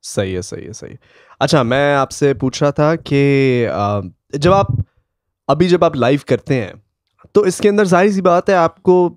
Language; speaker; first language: Urdu; native; Urdu